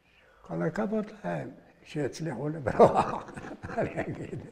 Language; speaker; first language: Hebrew; early bilingual, other home language; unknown